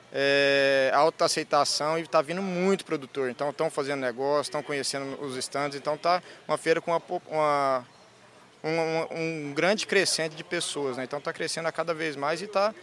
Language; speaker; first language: Portuguese; native; Portuguese